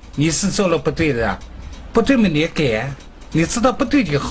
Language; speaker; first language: Chinese; native; Chinese